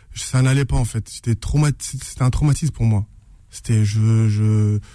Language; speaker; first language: French; native; French